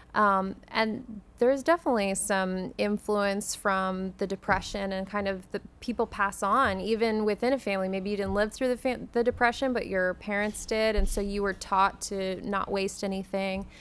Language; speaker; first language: English; native; English